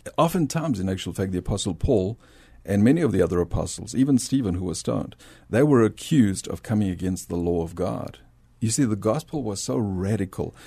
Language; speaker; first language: English; early bilingual, other home language; Spanish